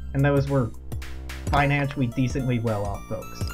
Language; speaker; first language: English; native; English